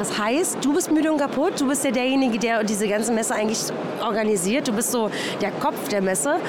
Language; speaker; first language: German; native; German